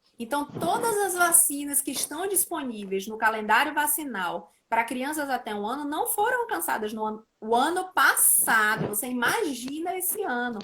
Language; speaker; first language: Portuguese; native; Portuguese